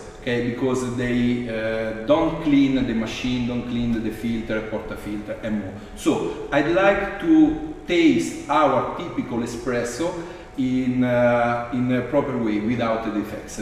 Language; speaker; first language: English; non-native, fluent; Italian